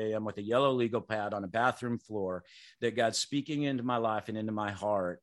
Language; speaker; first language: English; native; English